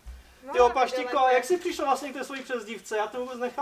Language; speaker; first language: Czech; native; Czech